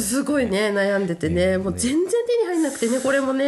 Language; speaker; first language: Japanese; native; Japanese